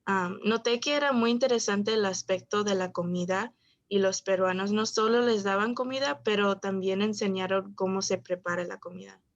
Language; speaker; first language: Spanish; early bilingual, heritage; Spanish